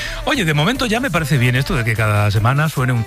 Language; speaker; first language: Spanish; native; Spanish